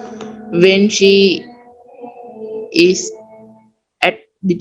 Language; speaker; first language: English; non-native, learner; Sinhala